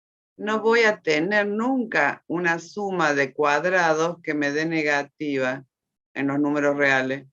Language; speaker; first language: Spanish; native; Spanish